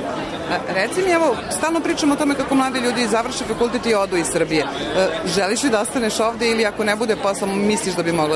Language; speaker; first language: Serbian; native; Serbian